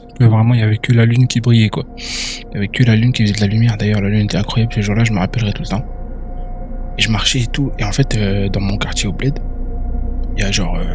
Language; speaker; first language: French; early bilingual, other home language; Arabic